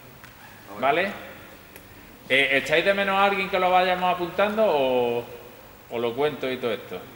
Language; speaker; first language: Spanish; native; Spanish